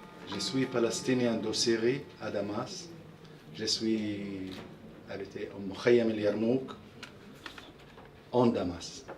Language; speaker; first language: French; non-native, learner; Arabic